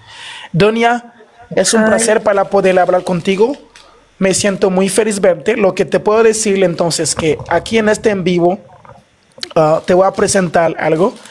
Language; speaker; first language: Spanish; non-native, learner; Haitian Creole